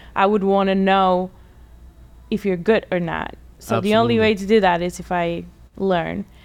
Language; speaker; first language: English; non-native, fluent; Bulgarian